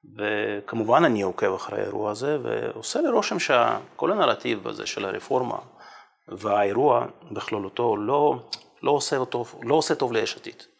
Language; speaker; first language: Hebrew; native; Hebrew